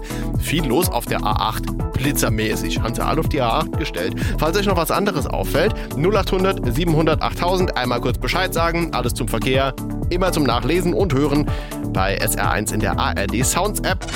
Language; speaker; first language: German; native; German